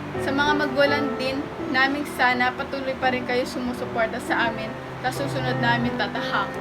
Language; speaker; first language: Filipino; native; Filipino